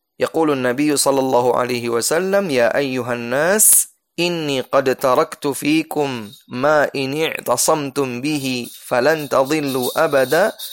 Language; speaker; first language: Arabic; non-native, fluent; Indonesian